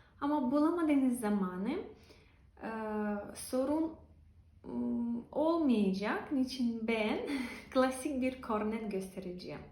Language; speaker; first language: Turkish; non-native, learner; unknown